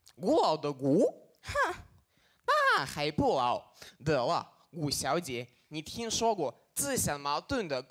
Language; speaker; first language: Chinese; non-native, learner; Russian